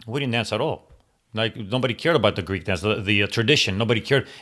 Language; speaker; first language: English; early bilingual, other home language; Greek